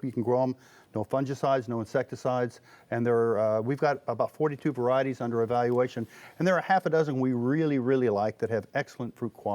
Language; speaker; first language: English; native; English